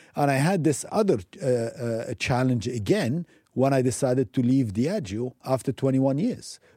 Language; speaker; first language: English; non-native, fluent; Arabic